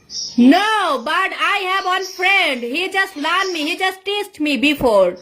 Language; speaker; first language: English; non-native, learner; Bangla